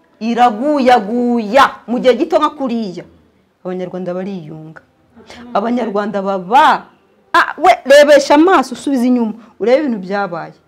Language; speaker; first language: Kinyarwanda; early bilingual, heritage; Kinyarwanda